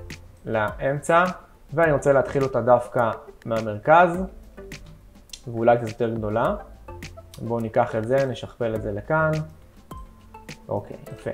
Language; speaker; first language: Hebrew; native; Hebrew